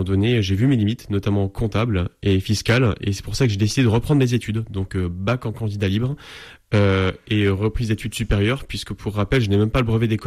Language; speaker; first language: French; native; French